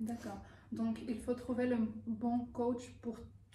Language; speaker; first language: French; non-native, fluent; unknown